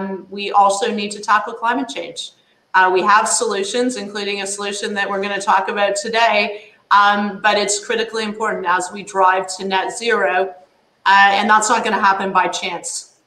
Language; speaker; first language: English; native; English